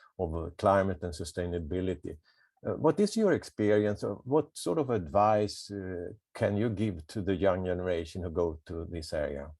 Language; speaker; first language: English; non-native, fluent; Swedish